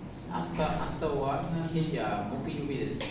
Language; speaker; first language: Japanese; non-native, learner; Bangla